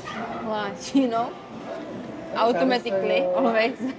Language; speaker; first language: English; non-native, fluent; Czech